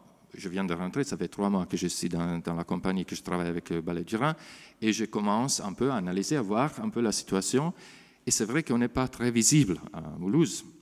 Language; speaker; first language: French; non-native, fluent; Italian